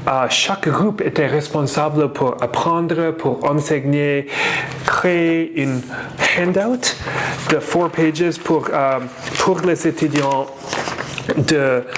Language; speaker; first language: French; non-native, learner; English